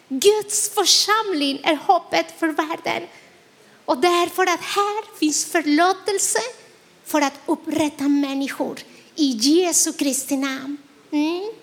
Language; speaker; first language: Swedish; non-native, fluent; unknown